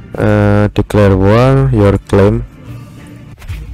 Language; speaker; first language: English; non-native, learner; Indonesian